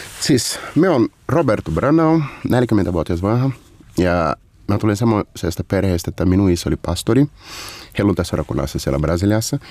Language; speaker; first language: Finnish; non-native, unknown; Portuguese